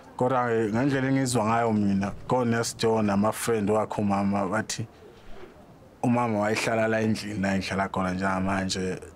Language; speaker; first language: Zulu; native; Zulu